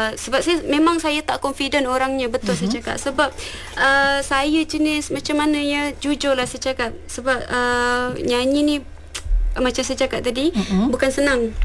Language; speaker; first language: Malay; non-native, local second language; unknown